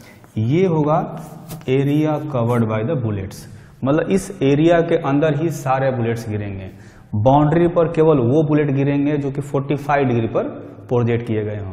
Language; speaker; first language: Hindi; native; Hindi